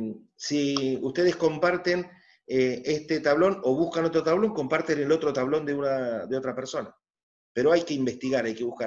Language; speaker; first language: Spanish; native; Spanish